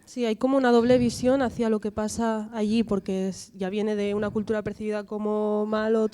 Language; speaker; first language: Spanish; native; Spanish